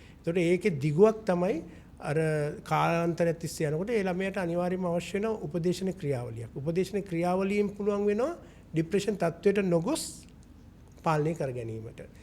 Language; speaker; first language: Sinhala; non-native, local second language; Malay